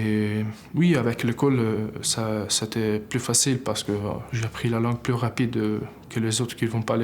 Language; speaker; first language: French; non-native, learner; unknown